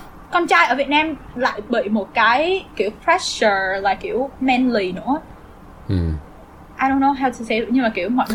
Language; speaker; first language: Vietnamese; early bilingual, heritage; Vietnamese